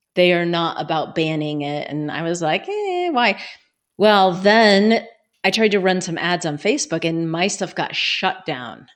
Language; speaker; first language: English; native; English